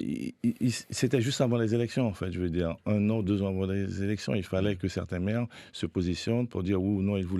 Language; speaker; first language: French; native; French